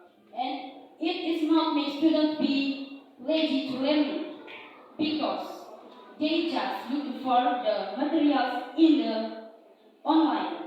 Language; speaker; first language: English; non-native, learner; Indonesian